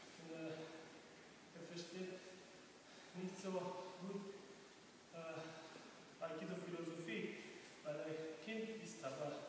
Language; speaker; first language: German; non-native, learner; Serbian